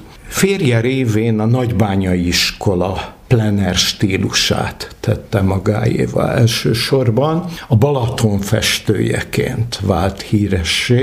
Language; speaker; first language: Hungarian; native; Hungarian